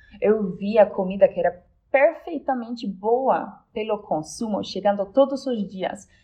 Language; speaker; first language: Portuguese; non-native, fluent; Polish